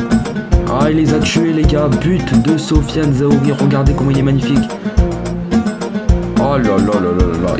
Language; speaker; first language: French; native; French